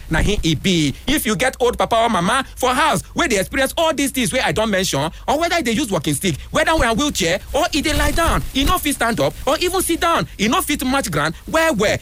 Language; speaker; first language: Nigerian Pidgin; native; Nigerian Pidgin